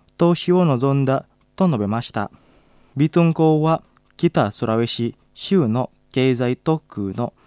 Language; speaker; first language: Japanese; non-native, fluent; Indonesian